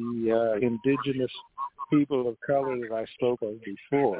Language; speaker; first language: English; early bilingual, other home language; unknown